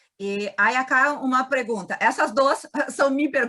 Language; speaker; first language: Spanish; non-native, learner; Portuguese